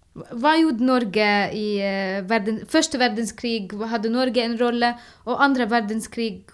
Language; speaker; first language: Norwegian; non-native, learner; Arabic